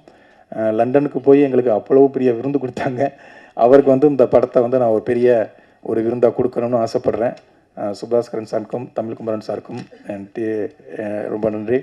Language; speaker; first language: Tamil; native; Tamil